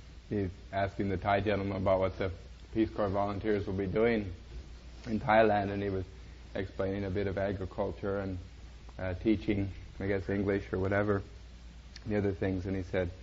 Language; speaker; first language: English; native; English